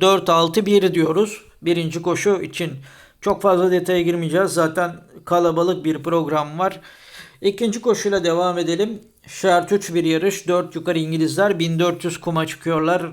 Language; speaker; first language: Turkish; native; Turkish